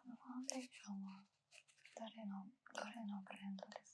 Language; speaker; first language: Japanese; non-native, learner; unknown